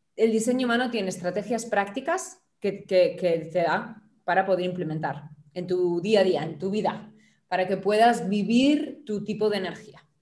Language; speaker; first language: Spanish; non-native, fluent; German